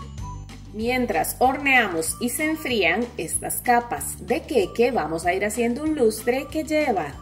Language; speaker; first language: Spanish; native; Spanish